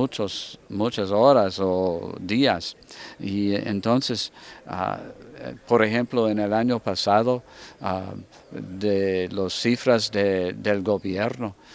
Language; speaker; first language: Spanish; non-native, fluent; English